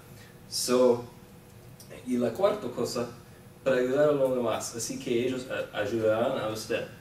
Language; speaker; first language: Spanish; non-native, fluent; English